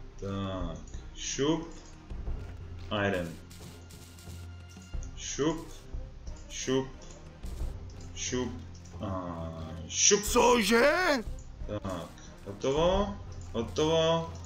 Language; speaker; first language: Czech; native; Czech